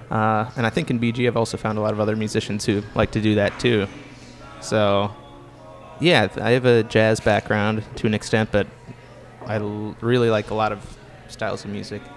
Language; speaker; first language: English; native; English